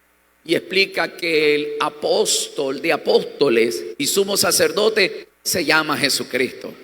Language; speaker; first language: Spanish; native; Spanish